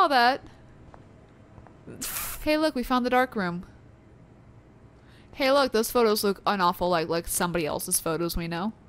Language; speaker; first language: English; native; English